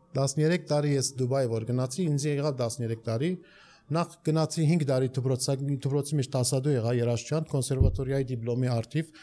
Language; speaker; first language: Armenian; early bilingual, heritage; Armenian